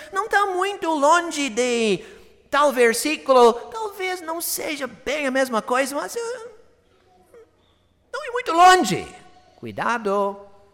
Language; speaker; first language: Portuguese; non-native, fluent; English